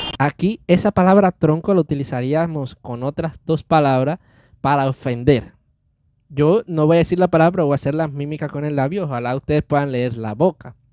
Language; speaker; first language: Spanish; native; Spanish